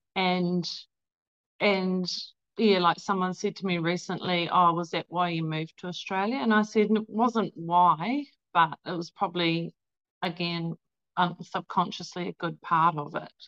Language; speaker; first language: English; native; English